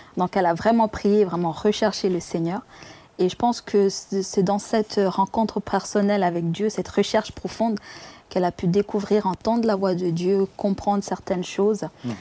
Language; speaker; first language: French; non-native, local second language; Kinyarwanda